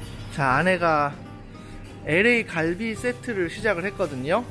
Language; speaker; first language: Korean; native; Korean